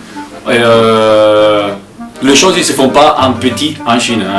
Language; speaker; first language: French; non-native, fluent; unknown